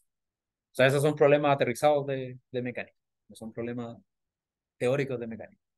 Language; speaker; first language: Spanish; native; Spanish